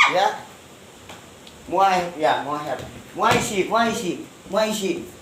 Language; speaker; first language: French; non-native, learner; Indonesian